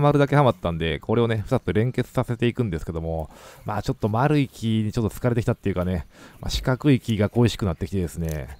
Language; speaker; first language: Japanese; native; Japanese